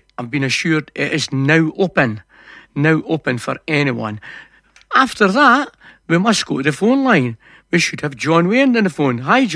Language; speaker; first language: English; native; English